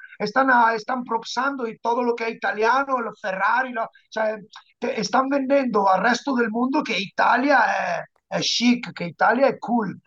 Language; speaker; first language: Spanish; non-native, fluent; Italian